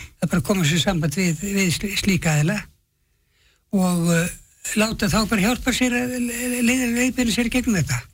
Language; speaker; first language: Icelandic; native; Icelandic